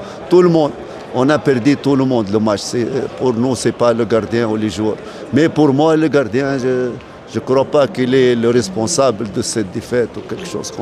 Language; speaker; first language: French; non-native, fluent; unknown